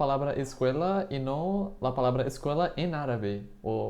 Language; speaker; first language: Spanish; non-native, fluent; Portuguese